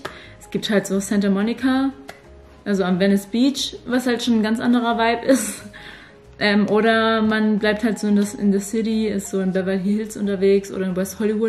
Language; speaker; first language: German; native; German